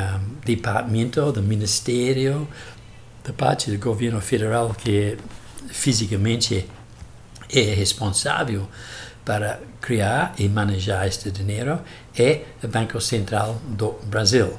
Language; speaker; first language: Portuguese; non-native, fluent; English